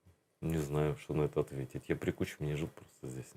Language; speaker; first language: Russian; native; Russian